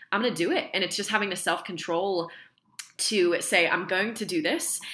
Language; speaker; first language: English; native; English